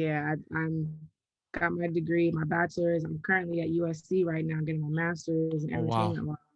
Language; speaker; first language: English; native; English